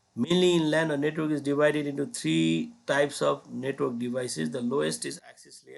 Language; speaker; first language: English; non-native, local second language; Nepali